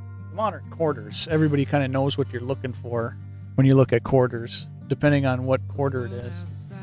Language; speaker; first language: English; native; English